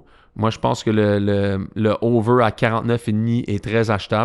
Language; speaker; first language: French; native; French